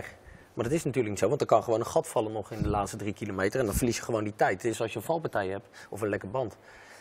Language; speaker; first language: Dutch; native; Dutch